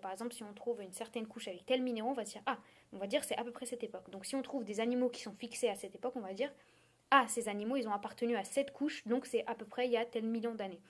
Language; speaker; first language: French; native; French